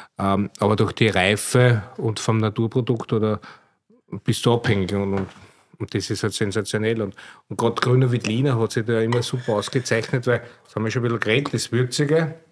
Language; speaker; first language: German; native; German